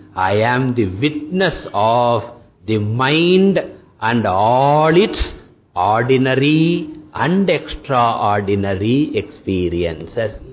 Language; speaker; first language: English; non-native, local second language; Tamil